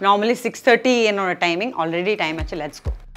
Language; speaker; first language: Tamil; non-native, local second language; Assamese